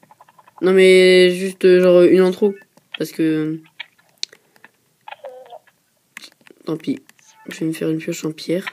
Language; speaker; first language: French; native; French